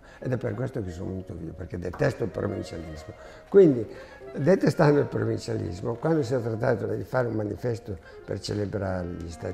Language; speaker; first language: Italian; native; Italian